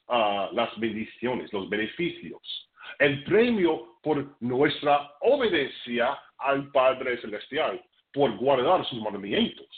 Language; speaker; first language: Spanish; non-native, fluent; English